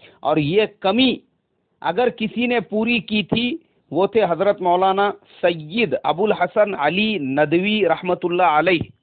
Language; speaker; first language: Urdu; native; Urdu